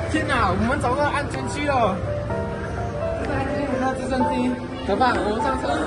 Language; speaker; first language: Chinese; native; Chinese